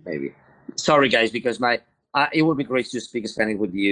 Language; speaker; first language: English; non-native, learner; Spanish